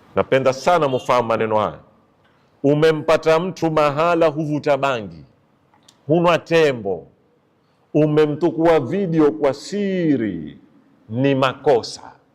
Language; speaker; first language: Swahili; native; Swahili